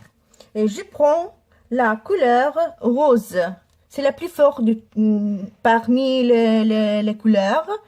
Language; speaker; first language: French; non-native, learner; Italian